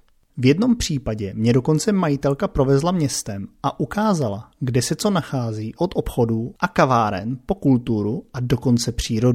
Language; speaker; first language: Czech; native; Czech